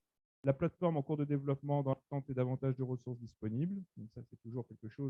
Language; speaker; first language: French; native; French